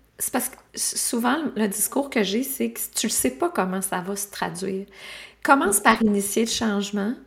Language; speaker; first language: French; native; French